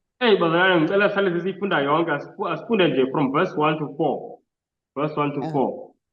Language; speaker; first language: Zulu; non-native, local second language; Xhosa